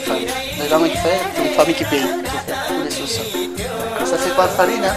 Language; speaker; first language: French; non-native, learner; Nepali